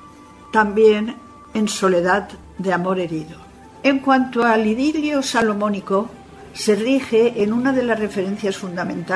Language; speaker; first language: Spanish; native; Spanish